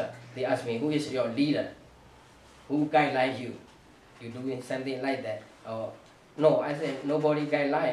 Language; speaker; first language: English; non-native, learner; Burmese